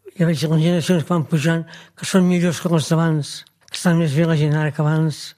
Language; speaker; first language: Catalan; native; Catalan